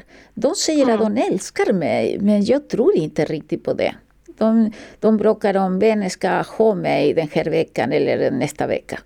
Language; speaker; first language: Swedish; non-native, fluent; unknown